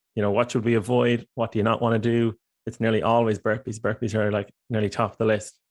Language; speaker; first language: English; native; English